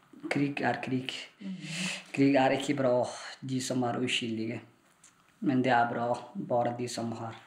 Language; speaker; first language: Norwegian; non-native, learner; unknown